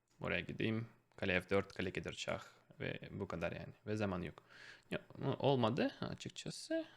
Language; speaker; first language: Turkish; non-native, fluent; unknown